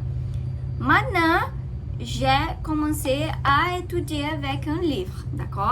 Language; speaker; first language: French; non-native, learner; Portuguese